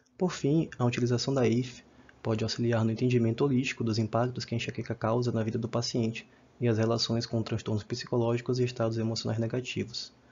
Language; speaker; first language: Portuguese; native; Portuguese